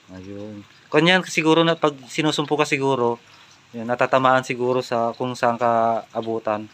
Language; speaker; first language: Filipino; native; Filipino